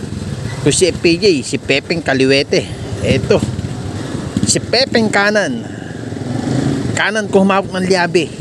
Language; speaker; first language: Filipino; native; Filipino